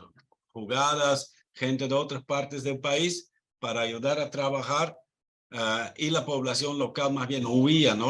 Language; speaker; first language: Spanish; non-native, fluent; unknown